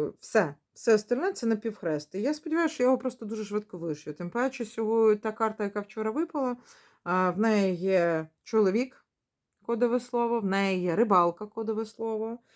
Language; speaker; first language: Ukrainian; non-native, local second language; Russian